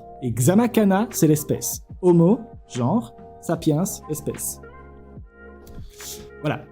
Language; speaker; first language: French; native; French